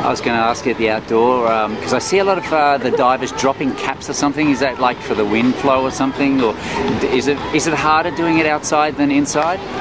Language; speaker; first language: English; native; English